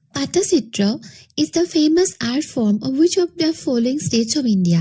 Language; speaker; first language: English; non-native, local second language; Assamese